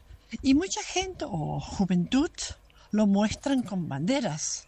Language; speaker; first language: Spanish; non-native, fluent; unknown